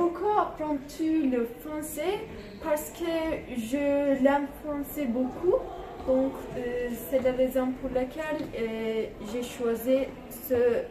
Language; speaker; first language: French; non-native, learner; Turkish